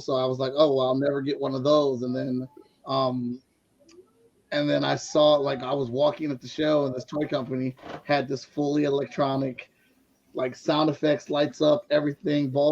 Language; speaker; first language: English; native; English